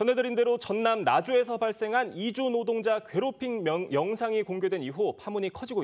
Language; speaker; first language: Korean; native; Korean